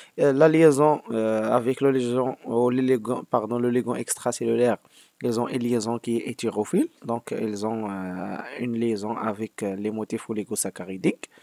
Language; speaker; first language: French; non-native, local second language; Arabic